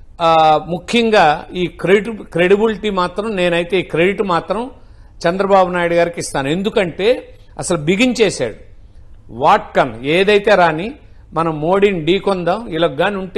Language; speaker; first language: Telugu; native; Telugu